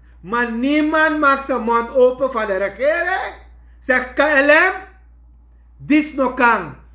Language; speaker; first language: Dutch; native; Dutch